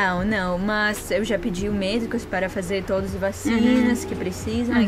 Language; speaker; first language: Portuguese; non-native, learner; Russian